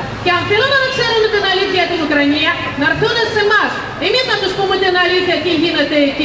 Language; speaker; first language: Greek; non-native, fluent; Russian